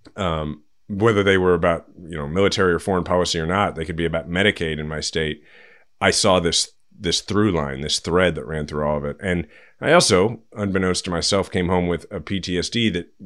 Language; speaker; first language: English; native; English